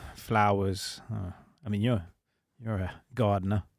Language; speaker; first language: English; native; English